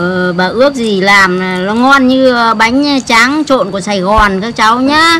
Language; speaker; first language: Vietnamese; native; Vietnamese